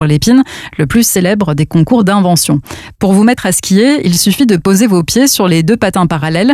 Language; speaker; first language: French; native; French